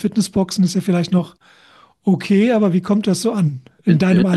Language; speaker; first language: German; native; German